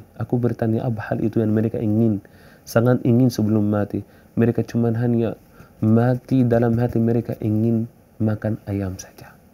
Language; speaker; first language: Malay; non-native, fluent; Arabic